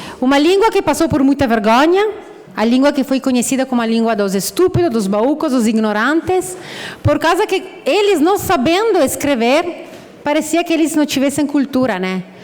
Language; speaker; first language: Portuguese; non-native, fluent; Italian